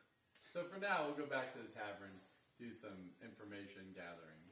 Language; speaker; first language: English; native; English